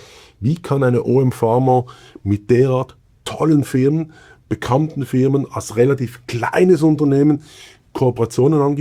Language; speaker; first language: German; native; German